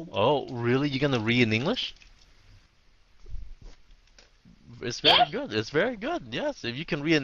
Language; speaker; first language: English; early bilingual, heritage; Vietnamese